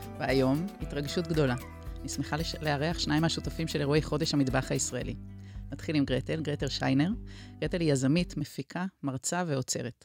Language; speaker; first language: Hebrew; native; Hebrew